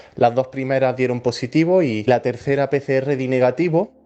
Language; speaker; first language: Spanish; native; Spanish